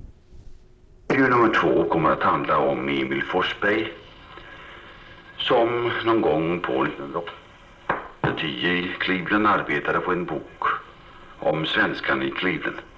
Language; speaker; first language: Swedish; native; Swedish